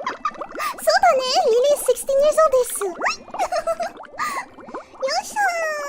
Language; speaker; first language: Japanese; non-native, learner; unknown